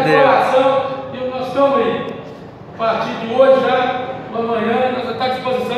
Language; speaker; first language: Portuguese; native; Portuguese